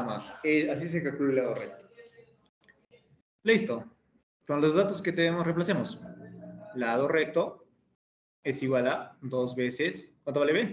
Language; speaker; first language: Spanish; native; Spanish